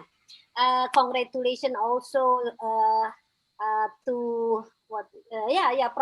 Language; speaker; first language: English; non-native, fluent; Indonesian